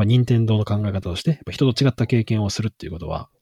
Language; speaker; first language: Japanese; native; Japanese